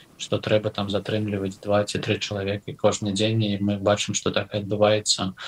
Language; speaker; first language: Belarusian; non-native, local second language; Russian